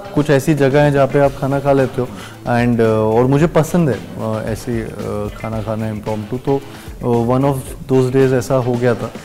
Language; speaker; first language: Hindi; native; Hindi